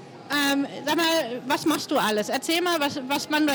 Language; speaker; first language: German; native; German